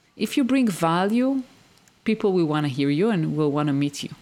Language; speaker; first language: English; non-native, fluent; Hebrew